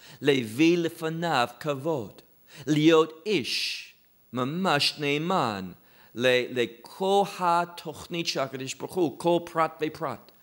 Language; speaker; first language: Hebrew; non-native, fluent; English